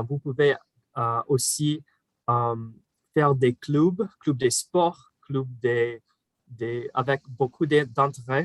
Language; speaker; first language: French; non-native, fluent; English